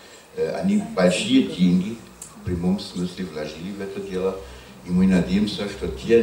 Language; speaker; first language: Russian; non-native, fluent; German